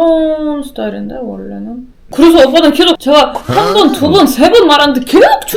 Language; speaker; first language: Korean; non-native, learner; Russian